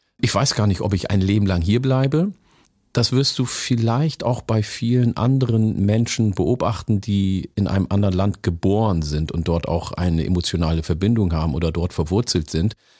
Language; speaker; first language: German; early bilingual, other home language; Oromo